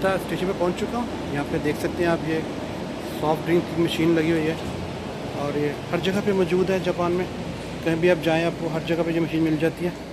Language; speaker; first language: Hindi; non-native, local second language; Punjabi